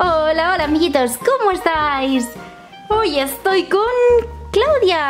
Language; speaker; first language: Spanish; native; Spanish